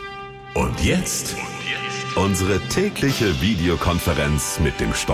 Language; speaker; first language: German; native; German